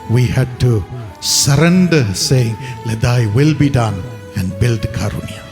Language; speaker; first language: English; non-native, local second language; Tamil